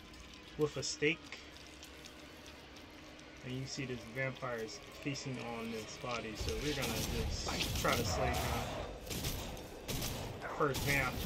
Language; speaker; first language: English; native; English